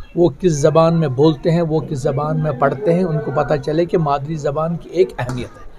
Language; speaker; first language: Urdu; non-native, local second language; Kashmiri